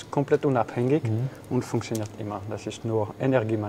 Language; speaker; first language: German; non-native, fluent; French